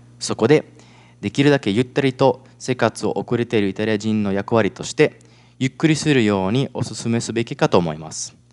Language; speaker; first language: Japanese; non-native, fluent; Italian